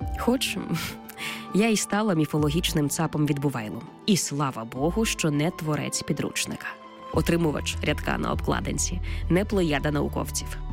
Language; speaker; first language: Ukrainian; native; Ukrainian